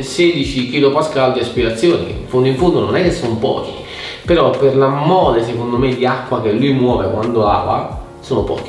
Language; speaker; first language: Italian; native; Italian